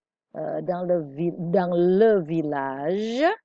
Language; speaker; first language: French; non-native, fluent; Indonesian